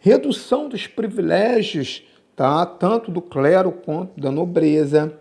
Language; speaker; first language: Portuguese; native; Portuguese